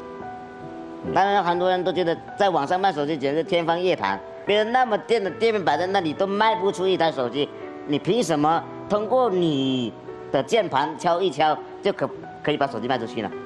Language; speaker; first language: Chinese; native; Chinese